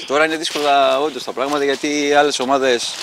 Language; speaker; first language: Greek; native; Greek